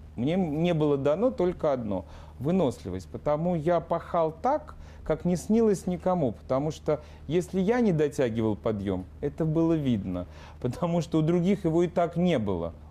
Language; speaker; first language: Russian; non-native, local second language; Ukrainian